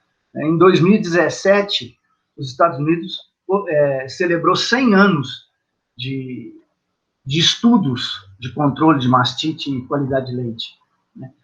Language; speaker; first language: Portuguese; native; Portuguese